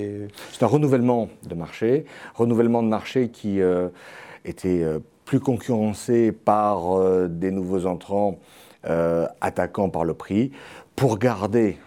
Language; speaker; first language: French; native; French